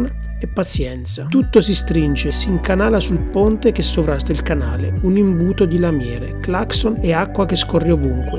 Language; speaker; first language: Italian; native; Italian